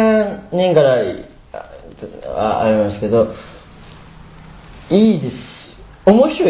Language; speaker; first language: Japanese; non-native, learner; Burmese